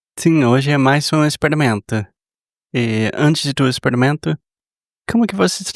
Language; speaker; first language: Portuguese; non-native, fluent; English